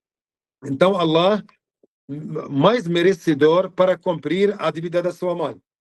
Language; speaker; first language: Portuguese; non-native, fluent; Arabic